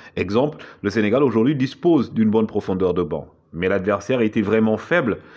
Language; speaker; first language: French; non-native, local second language; Wolof